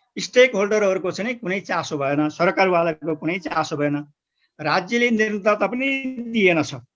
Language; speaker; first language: Nepali; non-native, local second language; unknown